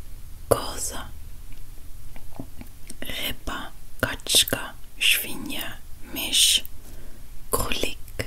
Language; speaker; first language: Polish; non-native, learner; Dutch